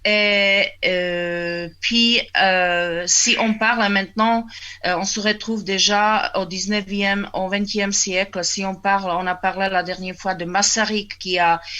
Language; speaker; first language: French; non-native, fluent; Czech